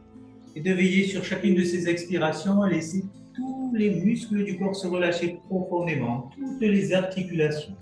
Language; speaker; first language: French; native; French